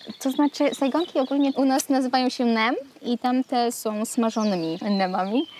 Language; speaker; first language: Polish; early bilingual, other home language; Vietnamese